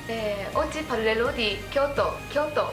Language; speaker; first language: Italian; non-native, learner; Japanese